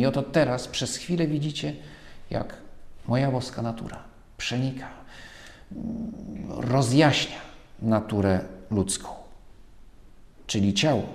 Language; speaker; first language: Polish; native; Polish